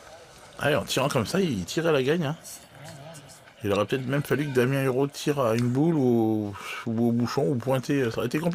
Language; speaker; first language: French; native; French